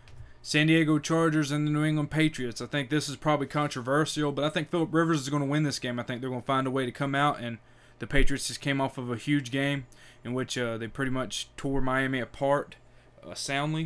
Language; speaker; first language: English; native; English